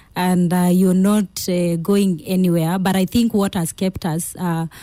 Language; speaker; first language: English; non-native, local second language; Kamba